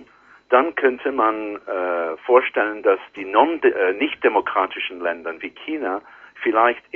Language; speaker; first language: German; non-native, learner; English